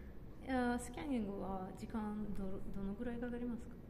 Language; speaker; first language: Japanese; non-native, fluent; Russian